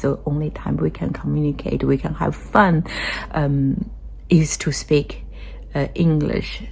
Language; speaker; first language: English; non-native, fluent; Chinese